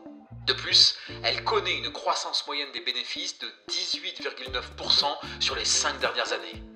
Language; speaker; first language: French; native; French